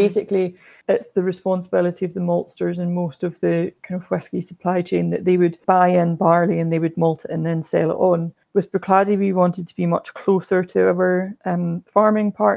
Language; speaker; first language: English; native; English